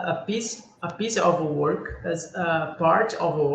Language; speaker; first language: English; non-native, learner; Portuguese